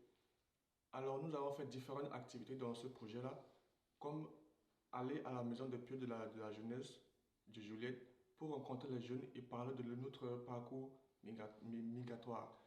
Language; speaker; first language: French; non-native, local second language; Sango